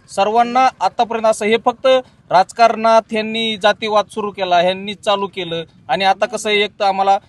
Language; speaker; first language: Marathi; native; Marathi